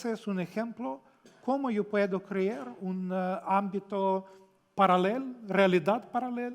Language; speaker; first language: Spanish; non-native, fluent; Ukrainian